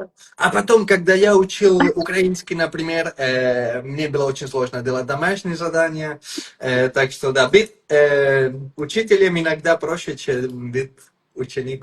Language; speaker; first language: Russian; non-native, fluent; Catalan